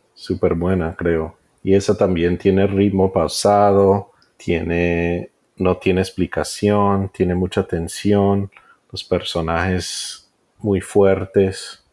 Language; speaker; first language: Spanish; early bilingual, heritage; Spanish